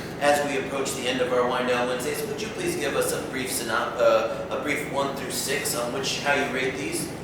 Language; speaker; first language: English; native; English